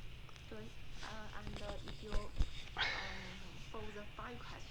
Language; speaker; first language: English; non-native, learner; Chinese